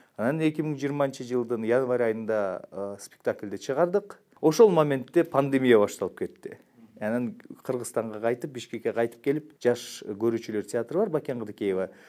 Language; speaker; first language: Kyrgyz; native; Kyrgyz